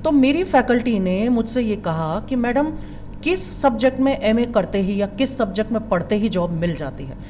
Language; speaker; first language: Hindi; native; Hindi